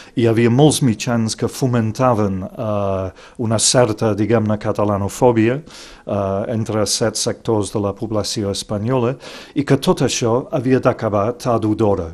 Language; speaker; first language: Catalan; non-native, fluent; English